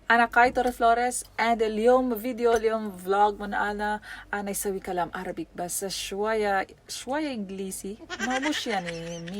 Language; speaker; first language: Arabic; non-native, learner; Filipino